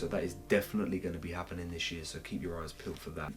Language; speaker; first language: English; native; English